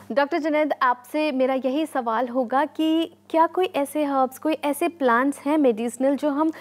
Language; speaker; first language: Hindi; native; Hindi